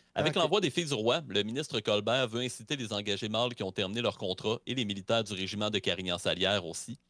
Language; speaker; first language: French; native; French